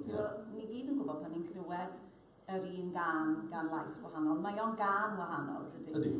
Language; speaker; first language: Welsh; native; Welsh